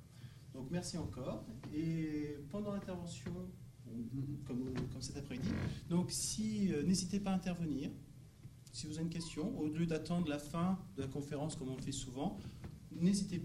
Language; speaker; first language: French; native; French